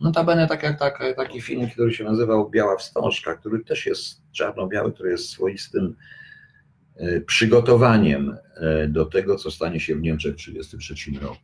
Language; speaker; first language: Polish; native; Polish